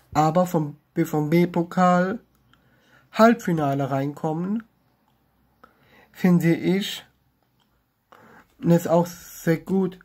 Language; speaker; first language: German; non-native, learner; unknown